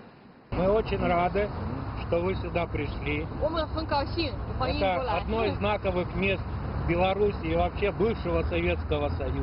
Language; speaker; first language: Russian; non-native, fluent; Chinese